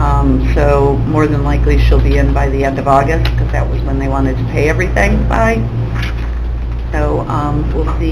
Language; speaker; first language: English; native; English